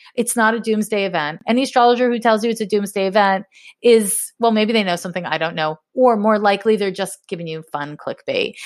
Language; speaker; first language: English; native; English